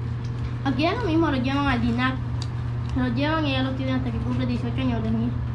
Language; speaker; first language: Spanish; native; Spanish